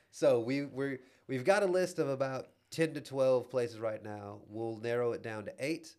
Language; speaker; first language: English; native; English